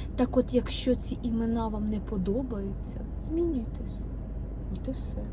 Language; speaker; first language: Ukrainian; non-native, local second language; Russian